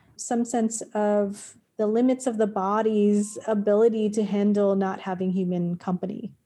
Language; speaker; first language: English; native; English